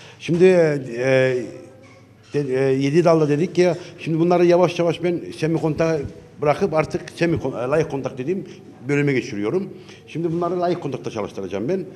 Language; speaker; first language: Turkish; early bilingual, heritage; Turkish